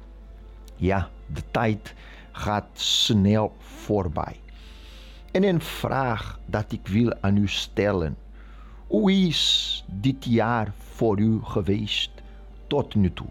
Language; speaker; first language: Dutch; non-native, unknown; Portuguese